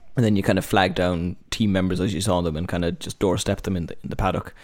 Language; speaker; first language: English; native; English